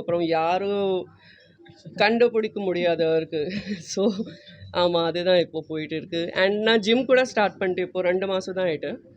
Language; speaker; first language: Tamil; non-native, fluent; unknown